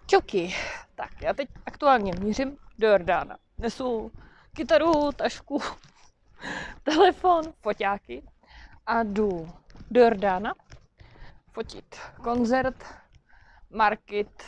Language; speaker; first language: Czech; native; Czech